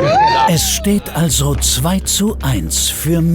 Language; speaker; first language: German; native; German